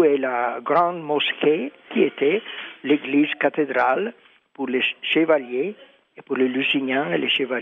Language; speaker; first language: French; non-native, fluent; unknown